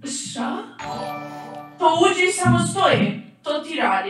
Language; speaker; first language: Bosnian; early bilingual, heritage; English